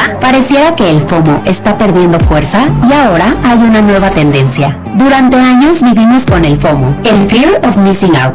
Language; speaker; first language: Spanish; native; Spanish